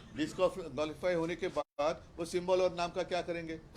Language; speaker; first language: Hindi; non-native, local second language; Marathi